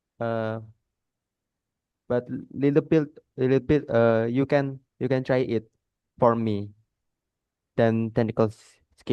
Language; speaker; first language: English; non-native, learner; Indonesian